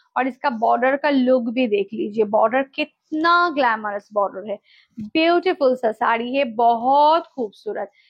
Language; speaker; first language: Hindi; non-native, local second language; Bangla